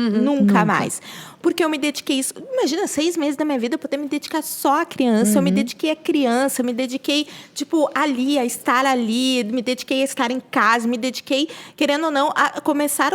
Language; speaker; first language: Portuguese; native; Portuguese